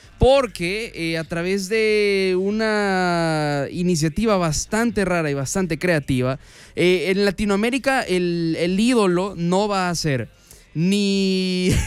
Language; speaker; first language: Spanish; native; Spanish